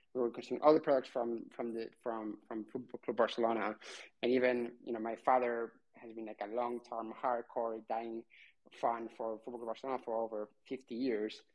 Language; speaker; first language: English; non-native, fluent; Spanish